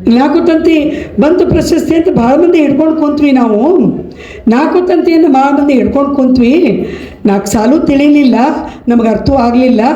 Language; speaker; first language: Kannada; non-native, local second language; Konkani